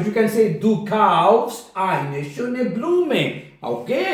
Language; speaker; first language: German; non-native, fluent; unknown